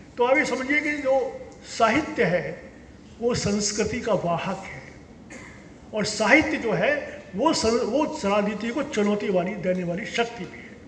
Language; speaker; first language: Hindi; native; Hindi